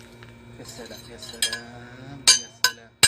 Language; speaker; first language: Arabic; native; Arabic